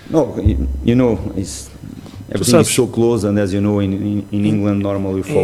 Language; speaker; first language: English; non-native, fluent; Portuguese